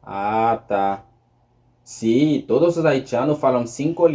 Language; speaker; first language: Portuguese; non-native, learner; Haitian Creole